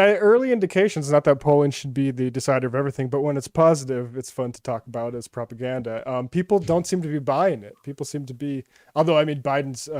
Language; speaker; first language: English; native; English